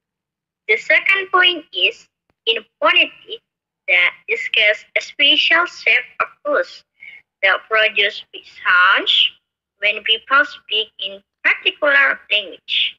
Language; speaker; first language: English; non-native, learner; Indonesian